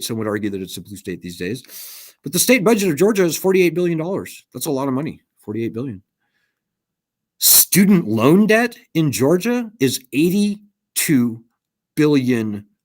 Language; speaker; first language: English; native; English